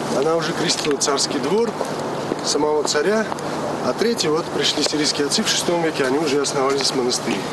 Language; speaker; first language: Russian; non-native, local second language; Georgian